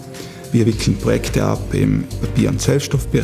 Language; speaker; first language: German; native; German